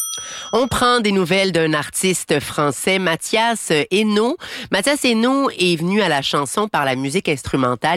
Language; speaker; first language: French; native; French